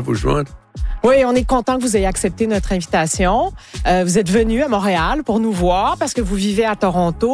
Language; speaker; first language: French; native; French